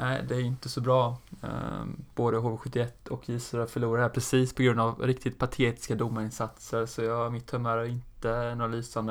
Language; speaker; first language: Swedish; native; Swedish